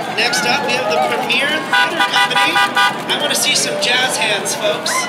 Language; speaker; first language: English; native; English